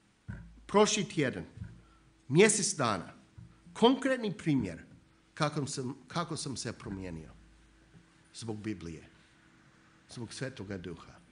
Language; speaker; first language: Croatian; non-native, fluent; English